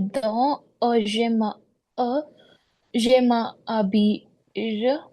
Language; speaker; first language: French; non-native, learner; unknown